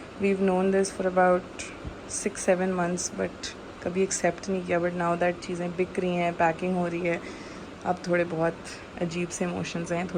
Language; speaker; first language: Urdu; native; Urdu